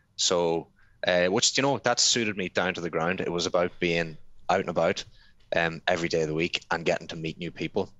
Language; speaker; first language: English; native; English